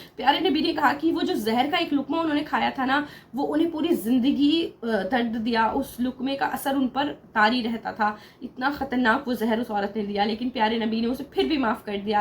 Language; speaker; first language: Urdu; native; Urdu